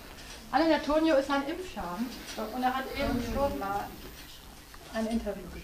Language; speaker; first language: German; native; German